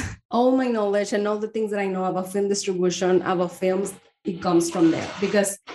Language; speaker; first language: English; non-native, fluent; Spanish